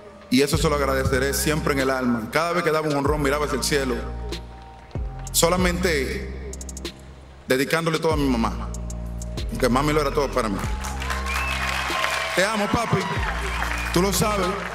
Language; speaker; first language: Spanish; native; Spanish